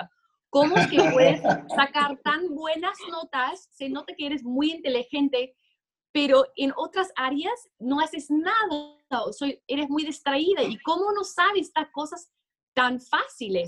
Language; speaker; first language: Spanish; non-native, fluent; English